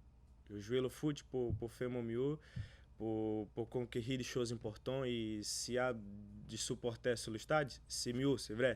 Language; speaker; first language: French; non-native, learner; Portuguese